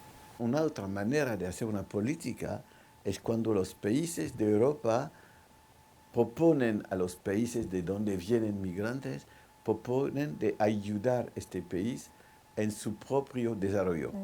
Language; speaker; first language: Spanish; non-native, local second language; French